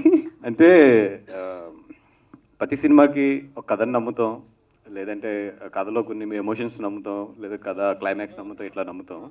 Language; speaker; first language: Telugu; native; Telugu